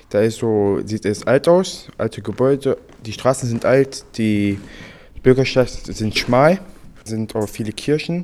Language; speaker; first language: German; early bilingual, other home language; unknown